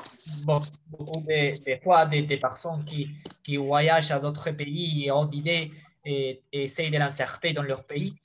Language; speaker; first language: French; non-native, fluent; Spanish